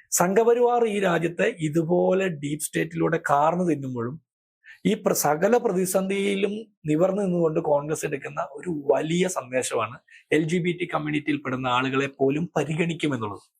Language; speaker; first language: Malayalam; native; Malayalam